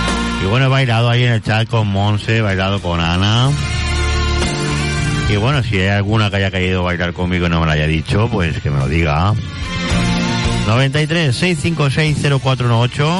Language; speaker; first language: Spanish; native; Spanish